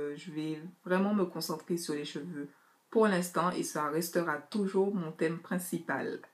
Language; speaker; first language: French; native; French